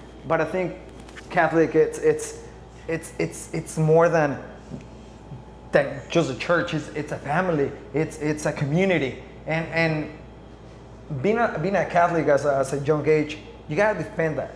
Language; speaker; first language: English; non-native, fluent; Spanish